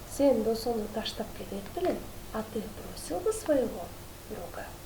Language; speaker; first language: Russian; non-native, local second language; Kyrgyz